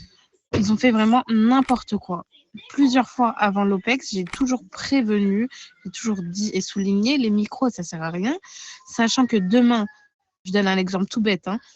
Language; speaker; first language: French; native; French